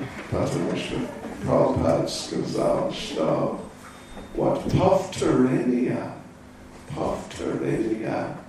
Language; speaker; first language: Russian; non-native, learner; English